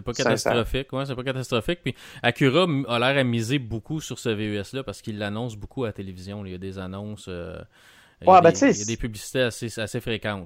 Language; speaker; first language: French; native; French